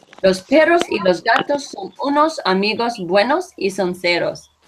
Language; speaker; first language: Spanish; non-native, fluent; English